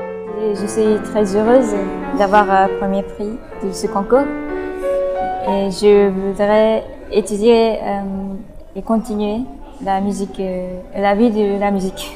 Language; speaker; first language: French; non-native, learner; Japanese